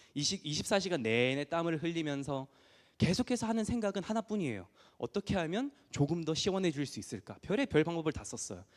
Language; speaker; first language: Korean; early bilingual, heritage; Korean